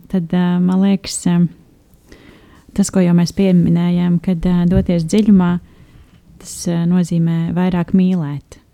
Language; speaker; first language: Latvian; native; Latvian